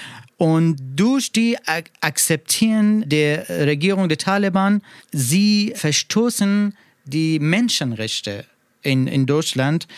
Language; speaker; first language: German; non-native, learner; Persian